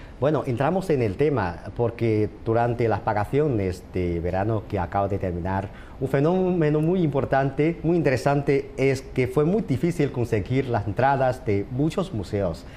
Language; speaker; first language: Spanish; non-native, fluent; Chinese